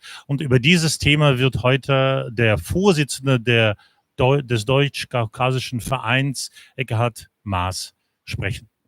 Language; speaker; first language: German; non-native, fluent; Russian